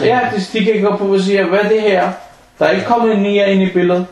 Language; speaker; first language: Danish; non-native, fluent; Arabic